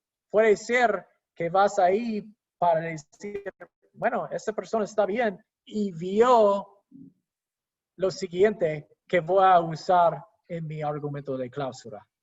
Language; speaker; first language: Spanish; non-native, fluent; English